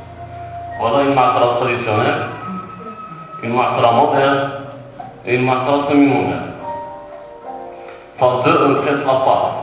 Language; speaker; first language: French; non-native, local second language; Arabic